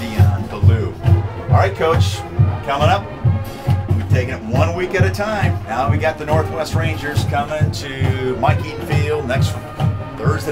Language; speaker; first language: English; native; English